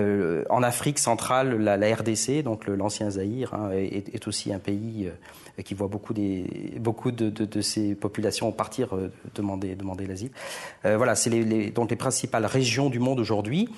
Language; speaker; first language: French; native; French